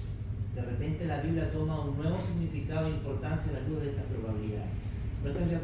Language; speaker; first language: Spanish; native; Spanish